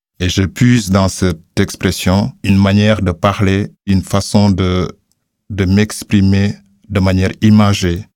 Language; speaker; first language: French; non-native, local second language; Wolof